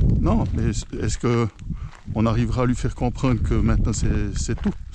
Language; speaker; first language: French; native; French